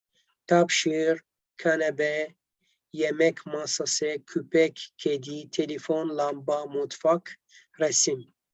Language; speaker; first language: Turkish; non-native, learner; Arabic